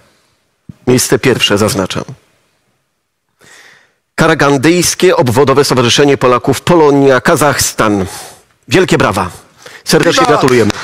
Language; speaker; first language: Polish; native; Polish